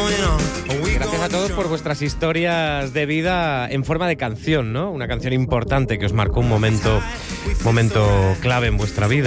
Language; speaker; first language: Spanish; native; Spanish